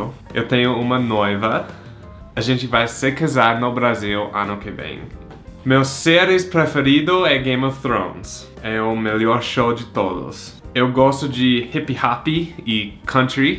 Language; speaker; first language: Portuguese; non-native, fluent; English